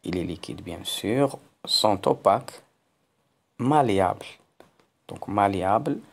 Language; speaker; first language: French; non-native, local second language; Arabic